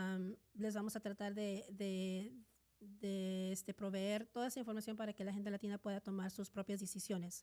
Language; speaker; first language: Spanish; native; Spanish